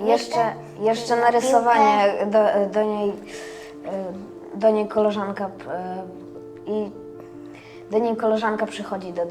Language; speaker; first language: Polish; early bilingual, other home language; Russian